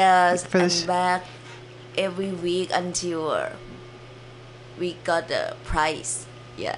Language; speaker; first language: English; non-native, learner; Thai